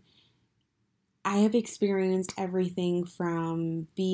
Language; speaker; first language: English; native; English